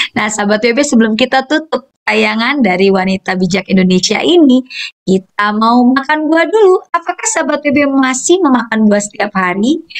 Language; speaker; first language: Indonesian; native; Indonesian